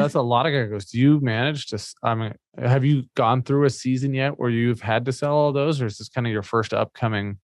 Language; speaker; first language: English; native; English